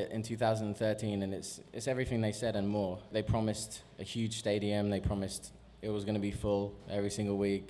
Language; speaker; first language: English; native; English